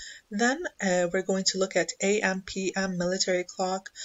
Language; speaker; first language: English; non-native, fluent; Arabic